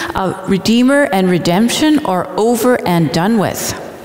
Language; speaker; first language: English; native; English